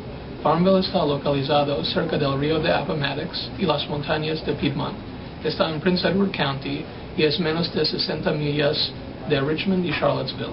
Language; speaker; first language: Spanish; non-native, learner; English